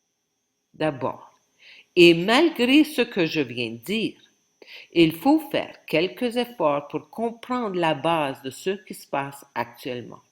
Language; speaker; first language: French; native; French